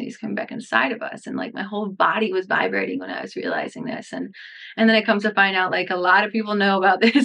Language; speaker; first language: English; native; English